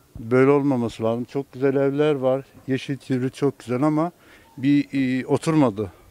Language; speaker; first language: Turkish; native; Turkish